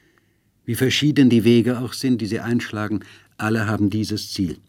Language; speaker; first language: German; native; German